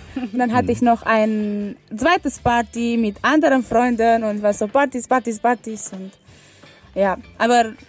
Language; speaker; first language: German; non-native, learner; Romanian